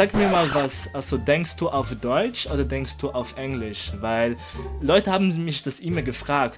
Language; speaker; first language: German; non-native, fluent; Portuguese